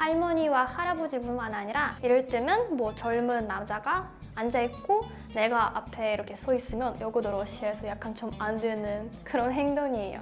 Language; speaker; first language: Korean; non-native, fluent; Russian